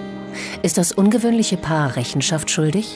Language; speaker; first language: German; native; German